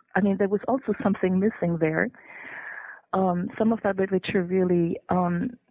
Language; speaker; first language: English; non-native, fluent; German